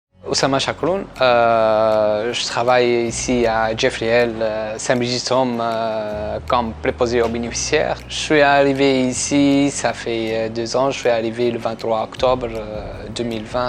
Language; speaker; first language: French; non-native, local second language; Arabic